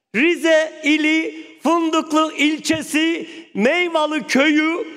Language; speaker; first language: Turkish; native; Turkish